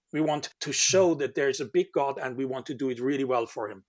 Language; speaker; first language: English; non-native, fluent; German